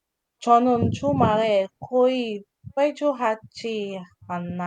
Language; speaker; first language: Korean; non-native, learner; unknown